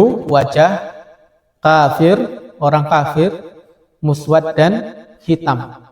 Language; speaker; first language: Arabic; non-native, fluent; Indonesian